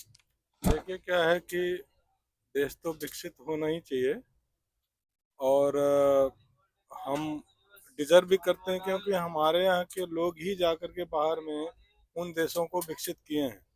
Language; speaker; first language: Hindi; native; Hindi